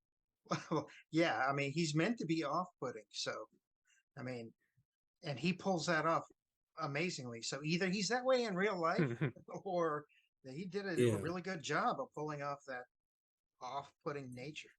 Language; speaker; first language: English; native; English